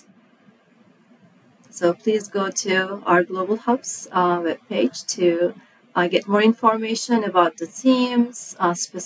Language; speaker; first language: English; non-native, fluent; Turkish